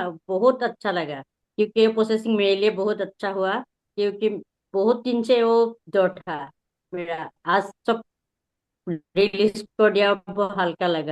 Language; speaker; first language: Hindi; non-native, local second language; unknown